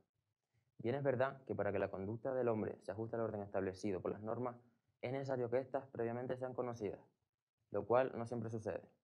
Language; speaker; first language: Spanish; native; Spanish